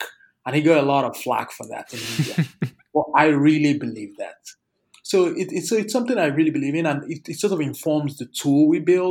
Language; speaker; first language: English; non-native, local second language; Yoruba